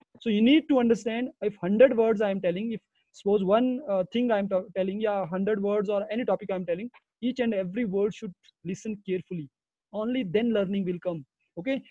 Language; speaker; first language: English; non-native, local second language; Hindi